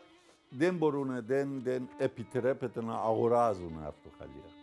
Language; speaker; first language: Greek; non-native, learner; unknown